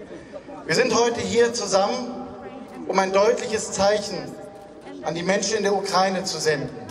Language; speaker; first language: German; native; German